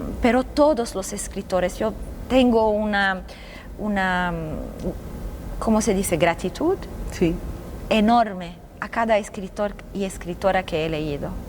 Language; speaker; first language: Spanish; non-native, fluent; Arabic